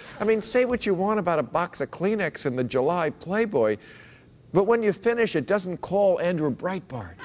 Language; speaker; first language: English; native; English